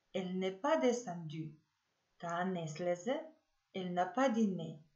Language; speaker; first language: French; non-native, fluent; Macedonian